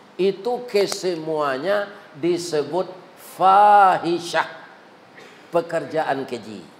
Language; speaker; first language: Malay; non-native, local second language; Minangkabau